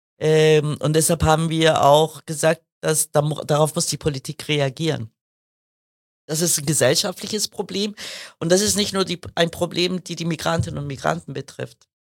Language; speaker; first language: German; early bilingual, other home language; Kurdish